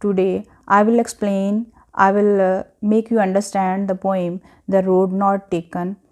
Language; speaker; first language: English; non-native, local second language; Punjabi